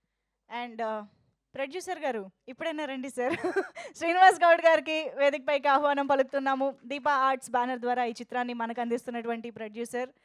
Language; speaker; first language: Telugu; native; Telugu